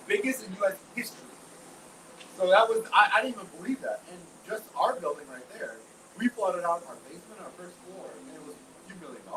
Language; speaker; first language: English; native; English